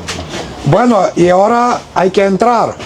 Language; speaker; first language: Spanish; non-native, learner; Lithuanian